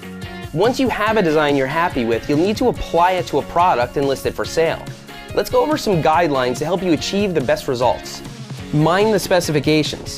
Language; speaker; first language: English; native; English